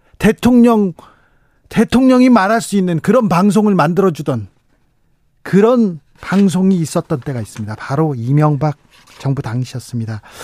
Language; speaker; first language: Korean; native; Korean